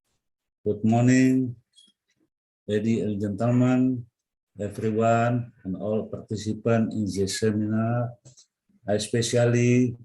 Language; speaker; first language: English; non-native, learner; Indonesian